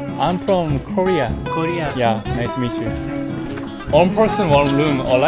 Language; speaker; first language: English; non-native, learner; Korean